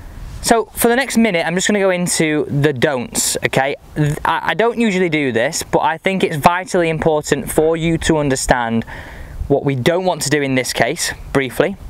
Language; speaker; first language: English; native; English